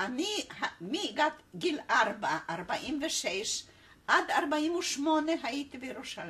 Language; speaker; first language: Hebrew; non-native, fluent; Polish